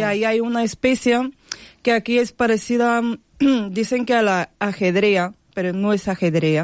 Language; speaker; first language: Spanish; non-native, fluent; Bulgarian